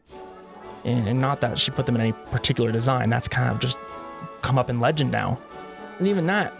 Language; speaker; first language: English; native; English